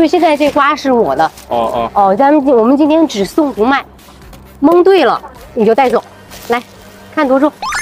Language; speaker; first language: Chinese; native; Chinese